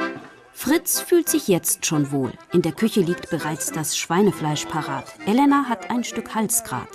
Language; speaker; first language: German; native; German